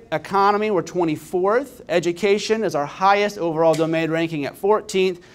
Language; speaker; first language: English; native; English